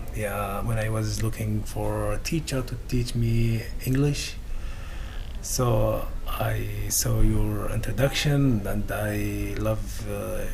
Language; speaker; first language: English; non-native, learner; Arabic